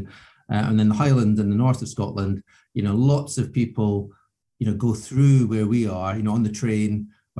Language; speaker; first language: English; native; English